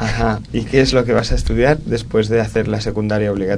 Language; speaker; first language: Spanish; native; Spanish